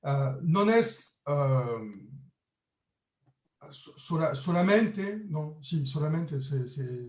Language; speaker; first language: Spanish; non-native, learner; French